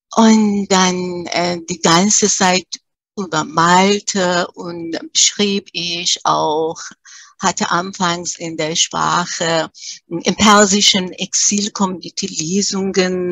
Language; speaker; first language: German; early bilingual, other home language; Persian